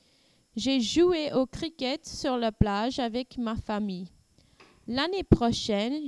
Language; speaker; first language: French; non-native, learner; English